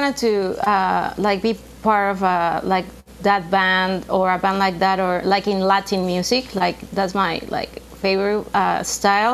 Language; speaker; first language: English; non-native, fluent; Spanish